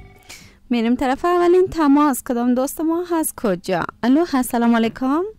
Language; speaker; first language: Persian; native; Persian